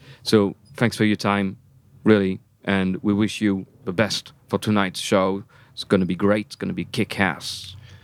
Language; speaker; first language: English; non-native, fluent; French